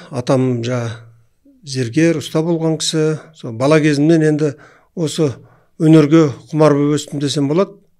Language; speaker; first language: Kazakh; native; Kazakh